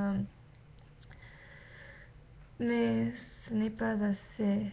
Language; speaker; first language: French; non-native, learner; English